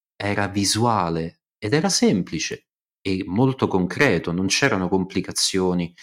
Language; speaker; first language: Italian; non-native, fluent; Russian